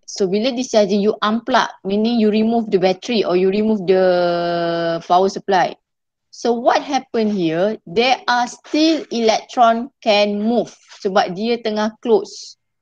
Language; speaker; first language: English; non-native, local second language; Malay